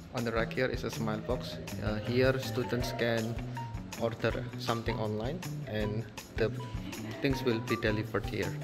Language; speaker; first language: English; non-native, fluent; Indonesian